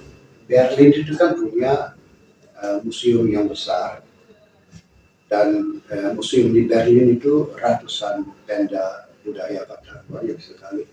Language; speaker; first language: Indonesian; non-native, fluent; German